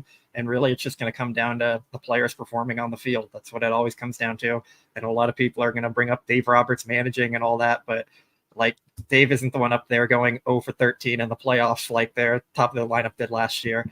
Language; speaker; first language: English; native; English